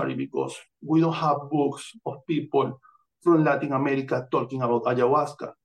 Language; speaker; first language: English; non-native, fluent; Spanish